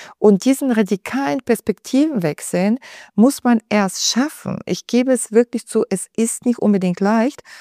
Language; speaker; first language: German; non-native, fluent; Bulgarian